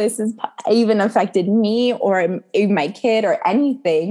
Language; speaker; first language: English; native; English